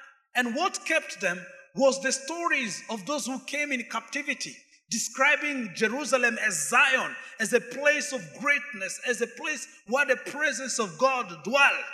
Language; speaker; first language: English; non-native, fluent; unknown